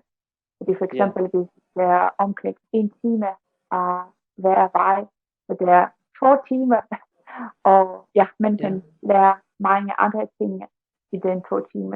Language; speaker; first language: Danish; non-native, learner; Russian